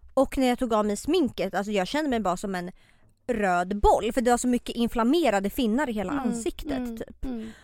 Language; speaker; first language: Swedish; native; Swedish